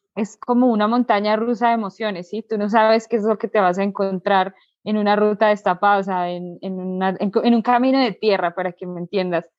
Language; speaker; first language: Spanish; native; Spanish